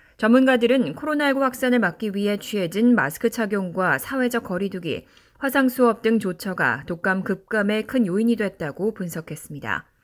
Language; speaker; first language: Korean; native; Korean